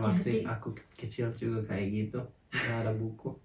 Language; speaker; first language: Indonesian; non-native, fluent; German